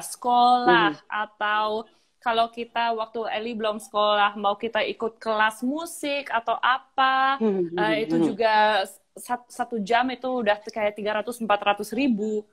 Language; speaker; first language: Indonesian; early bilingual, heritage; Indonesian